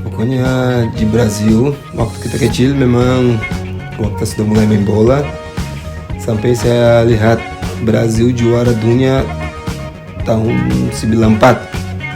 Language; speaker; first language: Indonesian; non-native, fluent; Portuguese